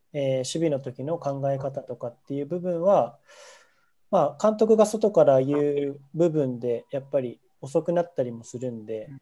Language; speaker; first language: Japanese; native; Japanese